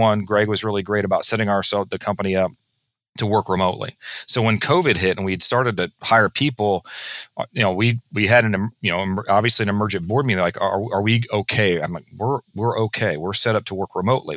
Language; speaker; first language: English; native; English